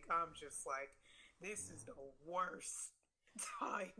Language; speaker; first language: English; native; English